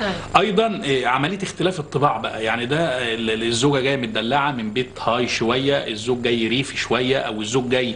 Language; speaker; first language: Arabic; native; Arabic